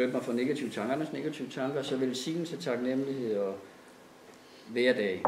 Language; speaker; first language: Danish; native; Danish